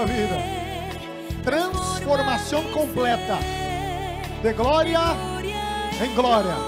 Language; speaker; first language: Spanish; non-native, fluent; Portuguese